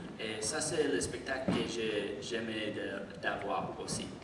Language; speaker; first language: French; non-native, learner; English